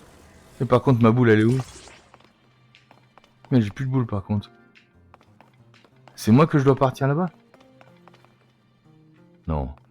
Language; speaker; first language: French; native; French